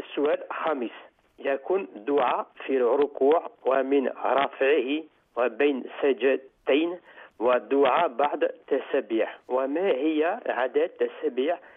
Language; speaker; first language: Arabic; early bilingual, heritage; Arabic